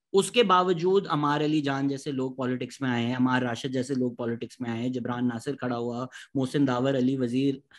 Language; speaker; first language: Urdu; native; Urdu